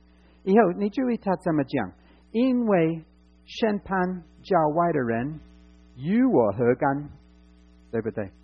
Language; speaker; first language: Chinese; non-native, fluent; English